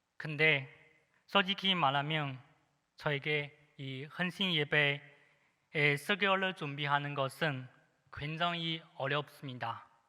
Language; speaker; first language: Korean; non-native, fluent; Chinese